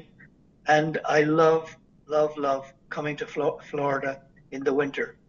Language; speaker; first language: English; native; English